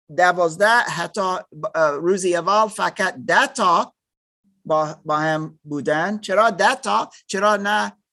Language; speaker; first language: Persian; non-native, learner; German